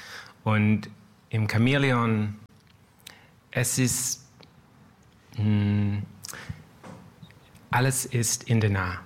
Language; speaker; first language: German; non-native, learner; French